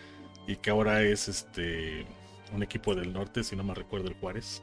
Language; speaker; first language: Spanish; native; Spanish